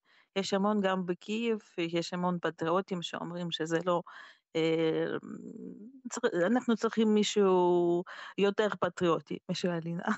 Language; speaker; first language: Hebrew; non-native, fluent; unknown